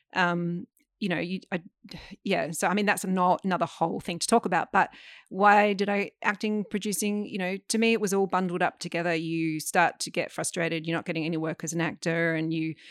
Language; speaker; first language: English; native; English